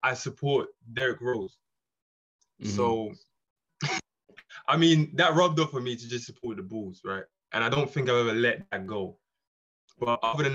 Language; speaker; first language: English; native; English